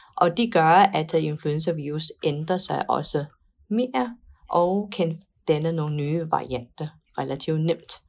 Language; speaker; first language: Danish; non-native, fluent; Chinese